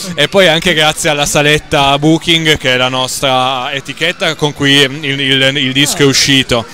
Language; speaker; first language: Italian; native; Italian